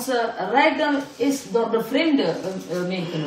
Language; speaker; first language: Dutch; non-native, fluent; Indonesian